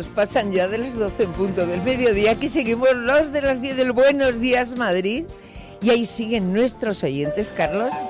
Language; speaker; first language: Spanish; native; Spanish